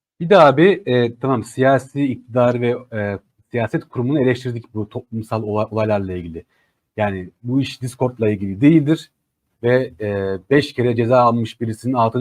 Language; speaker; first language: Turkish; native; Turkish